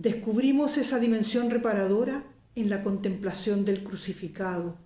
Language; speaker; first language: Spanish; native; Spanish